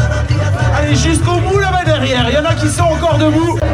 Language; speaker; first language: French; native; French